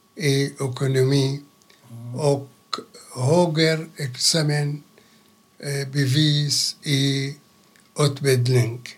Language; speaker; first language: Swedish; non-native, learner; Arabic